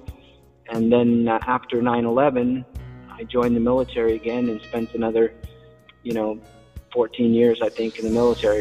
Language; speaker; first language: English; native; English